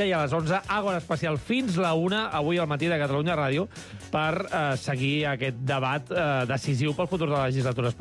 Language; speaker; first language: Catalan; native; Catalan